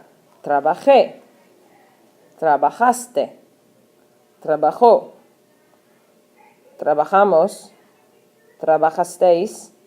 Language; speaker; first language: Spanish; non-native, fluent; English